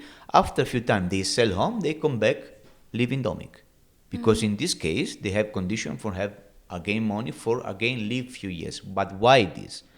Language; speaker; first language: English; non-native, learner; Italian